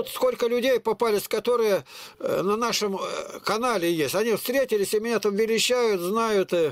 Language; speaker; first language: Russian; native; Russian